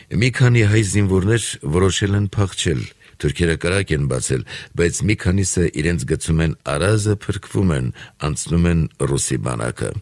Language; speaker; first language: Armenian; native; Armenian